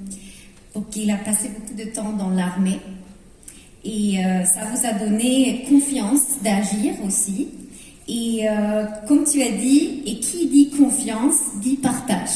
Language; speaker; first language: French; non-native, fluent; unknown